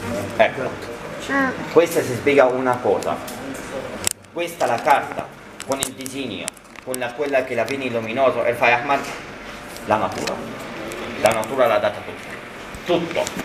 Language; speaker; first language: Italian; non-native, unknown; Arabic